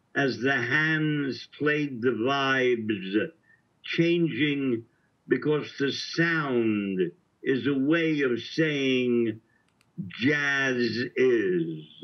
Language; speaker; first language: English; native; English